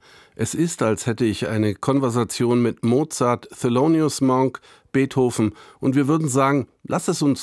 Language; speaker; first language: German; native; German